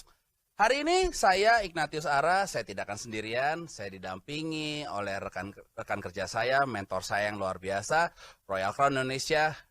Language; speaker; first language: Indonesian; native; Indonesian